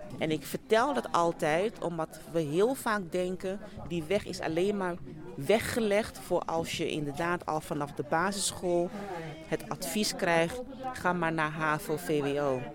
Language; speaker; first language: Dutch; early bilingual, other home language; Sranan Tongo